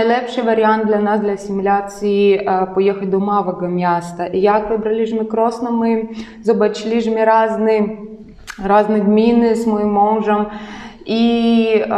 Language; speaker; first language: Polish; non-native, learner; Russian